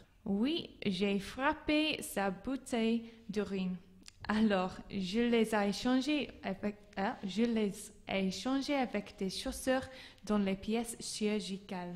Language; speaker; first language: French; non-native, learner; English